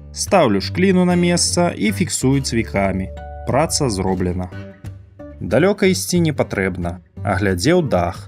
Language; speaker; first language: Belarusian; native; Belarusian